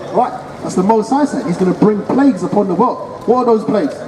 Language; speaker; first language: English; native; English